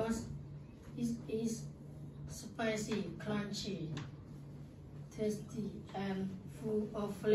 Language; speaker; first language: English; non-native, learner; Lao